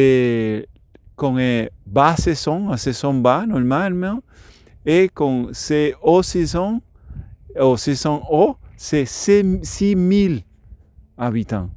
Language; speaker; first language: French; non-native, learner; Spanish